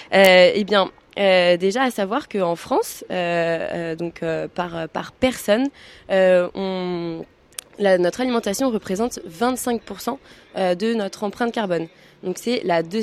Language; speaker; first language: French; native; French